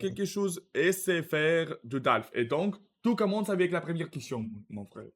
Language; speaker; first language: French; non-native, learner; Russian